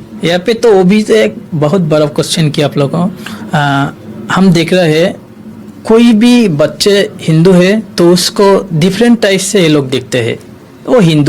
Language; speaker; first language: Hindi; non-native, learner; Bangla